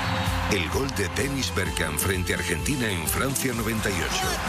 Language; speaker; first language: Spanish; native; Spanish